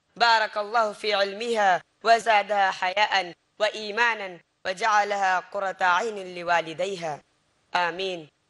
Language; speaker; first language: Arabic; non-native, local second language; Urdu